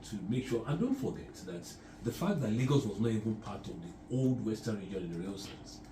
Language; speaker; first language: English; non-native, local second language; Yoruba